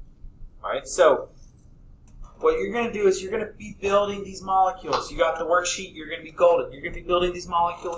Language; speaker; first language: English; native; English